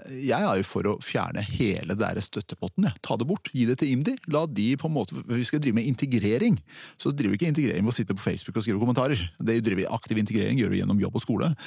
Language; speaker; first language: Norwegian; early bilingual, other home language; Persian